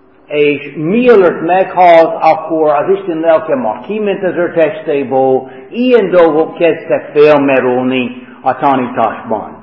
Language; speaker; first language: Hungarian; non-native, fluent; English